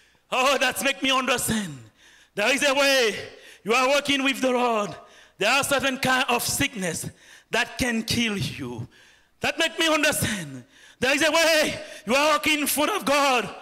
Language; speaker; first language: English; non-native, fluent; Haitian Creole